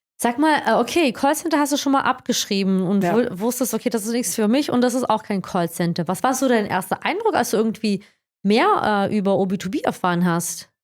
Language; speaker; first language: German; early bilingual, other home language; Croatian